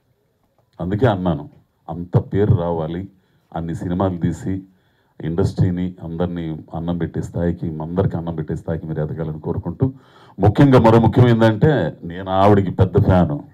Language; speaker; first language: Telugu; native; Telugu